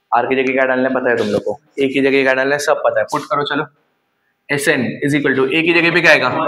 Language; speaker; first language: Hindi; native; Hindi